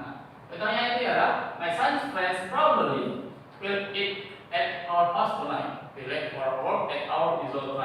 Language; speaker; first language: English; non-native, learner; Indonesian